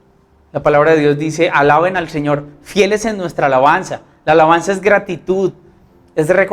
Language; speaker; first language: Spanish; native; Spanish